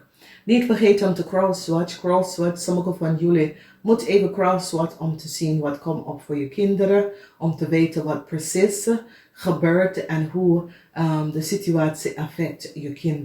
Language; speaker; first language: Dutch; non-native, fluent; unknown